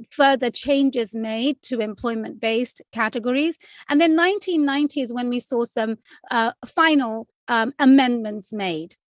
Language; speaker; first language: English; native; English